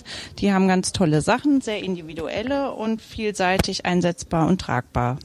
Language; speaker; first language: German; native; German